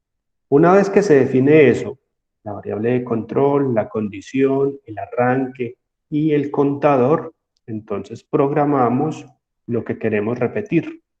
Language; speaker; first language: Spanish; native; Spanish